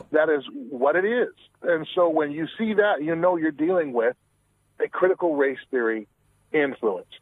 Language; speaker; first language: English; native; English